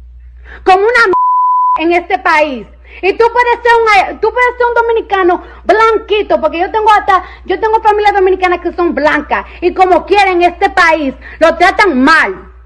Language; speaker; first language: Spanish; early bilingual, heritage; Spanish